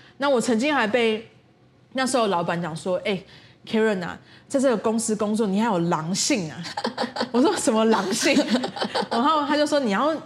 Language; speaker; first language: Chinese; native; Chinese